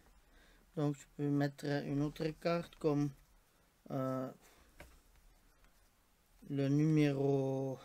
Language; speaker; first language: French; non-native, local second language; Dutch